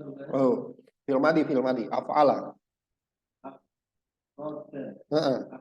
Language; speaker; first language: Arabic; non-native, fluent; Indonesian